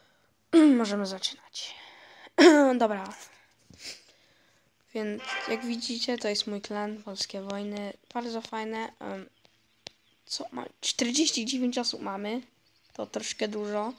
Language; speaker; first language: Polish; early bilingual, heritage; Polish